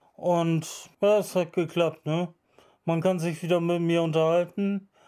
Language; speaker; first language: German; native; German